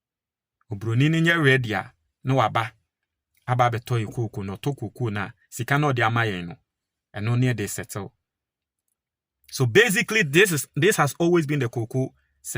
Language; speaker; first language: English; non-native, local second language; Akan